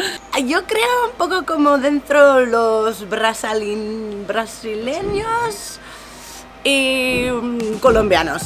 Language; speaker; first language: Spanish; non-native, fluent; Dutch